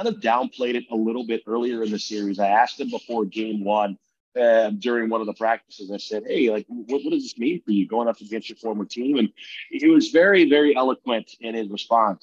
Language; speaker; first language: English; native; English